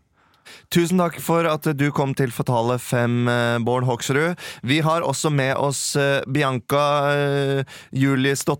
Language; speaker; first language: Norwegian; native; Norwegian